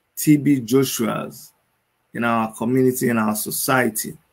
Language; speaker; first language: English; non-native, local second language; Igbo